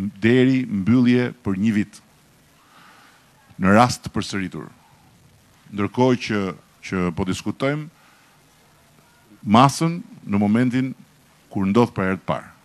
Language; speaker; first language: Albanian; native; Albanian